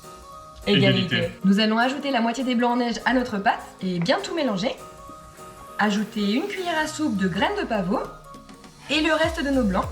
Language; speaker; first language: French; native; French